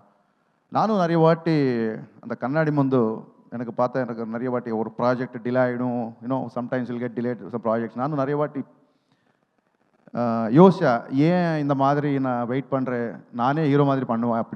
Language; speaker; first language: Tamil; non-native, learner; Telugu